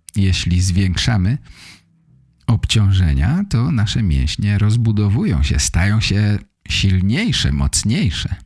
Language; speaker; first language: Polish; native; Polish